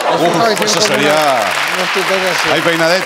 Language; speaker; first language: Spanish; non-native, local second language; Catalan